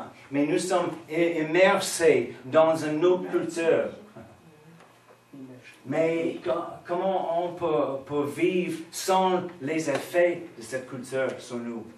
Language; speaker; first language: French; non-native, fluent; English